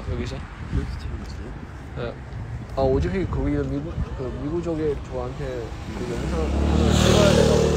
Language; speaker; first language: Korean; non-native, fluent; Chinese